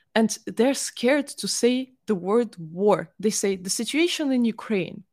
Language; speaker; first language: English; non-native, fluent; Russian